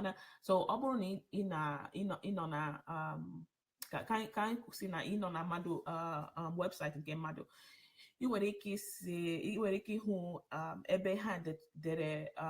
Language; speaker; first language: Igbo; early bilingual, heritage; English